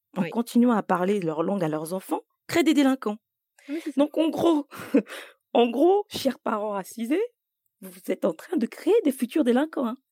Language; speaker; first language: French; native; French